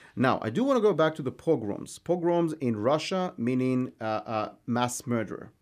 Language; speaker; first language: English; non-native, fluent; Hebrew